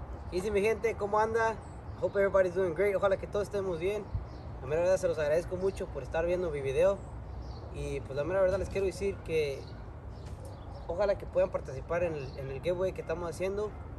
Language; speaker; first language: Spanish; early bilingual, heritage; Spanish